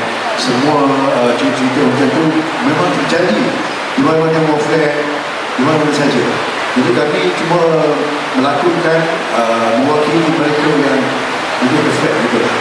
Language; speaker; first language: Malay; native; Malay